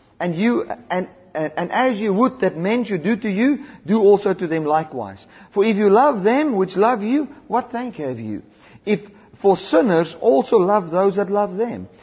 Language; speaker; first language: English; non-native, local second language; Afrikaans